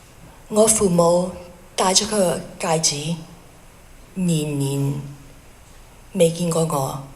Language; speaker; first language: Cantonese; early bilingual, heritage; Cantonese